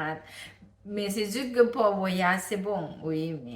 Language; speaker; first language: French; non-native, learner; Thai